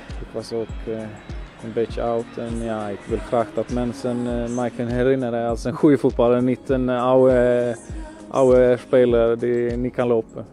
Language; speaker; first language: Dutch; non-native, fluent; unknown